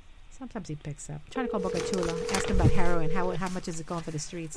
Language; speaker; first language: English; early bilingual, other home language; Spanish